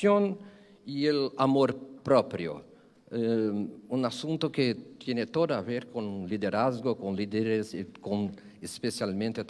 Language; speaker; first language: Spanish; non-native, fluent; Portuguese